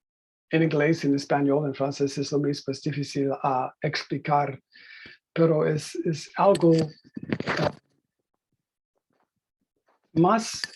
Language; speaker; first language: Spanish; non-native, learner; English